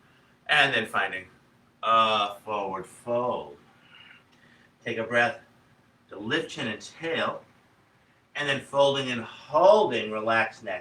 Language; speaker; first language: English; native; English